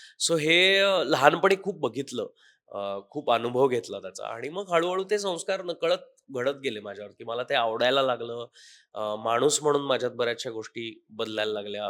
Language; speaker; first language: Marathi; native; Marathi